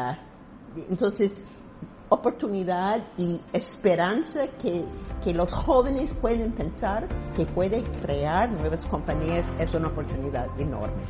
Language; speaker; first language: Spanish; non-native, fluent; English